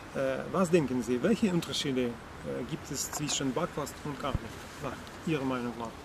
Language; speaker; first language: German; non-native, learner; Russian